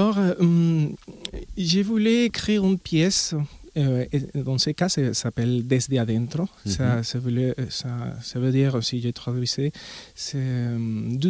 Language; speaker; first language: French; non-native, fluent; Spanish